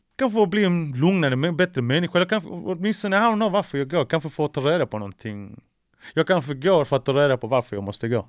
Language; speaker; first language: Swedish; early bilingual, other home language; Spanish